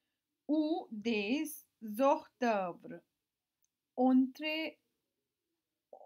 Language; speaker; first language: French; non-native, learner; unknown